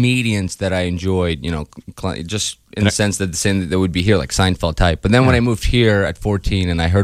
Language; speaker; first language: English; non-native, fluent; Ukrainian